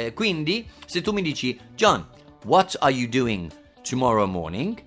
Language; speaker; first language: English; native; English